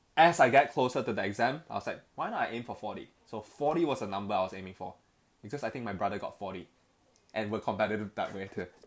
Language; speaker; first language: English; non-native, local second language; Cantonese